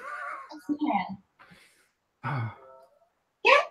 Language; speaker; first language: English; non-native, learner; Japanese